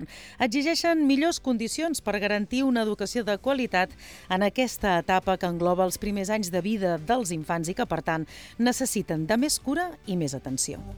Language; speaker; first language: Catalan; native; Catalan